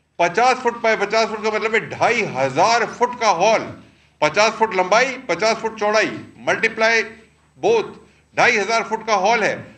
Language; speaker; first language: Urdu; non-native, local second language; Pashto